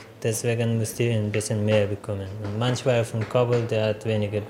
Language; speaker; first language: German; non-native, learner; Persian